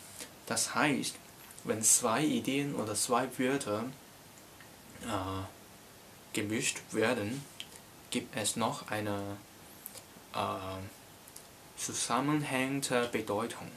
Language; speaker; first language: German; non-native, learner; Cantonese